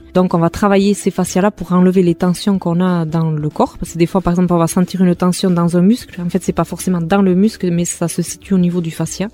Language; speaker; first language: French; non-native, local second language; Basque